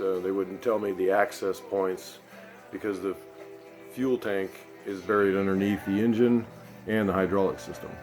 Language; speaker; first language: English; native; English